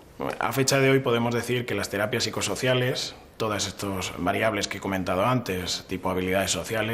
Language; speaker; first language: Spanish; native; Spanish